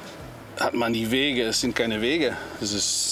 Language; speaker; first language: German; non-native, learner; Dutch